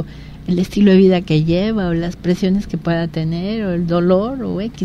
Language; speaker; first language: Spanish; native; Spanish